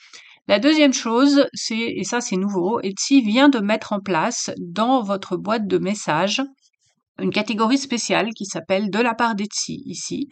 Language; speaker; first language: French; native; French